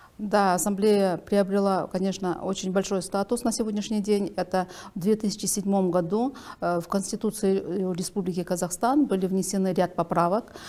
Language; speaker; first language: Russian; native; Russian